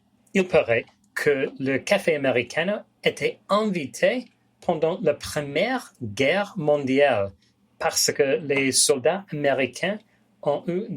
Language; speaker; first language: French; non-native, fluent; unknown